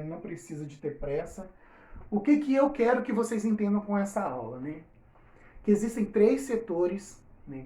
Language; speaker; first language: Portuguese; native; Portuguese